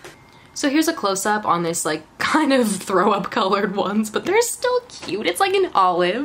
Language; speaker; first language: English; native; English